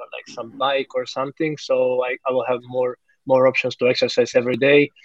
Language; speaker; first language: English; non-native, fluent; Croatian